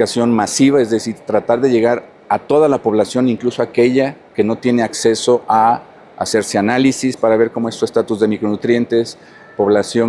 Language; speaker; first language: Spanish; native; Spanish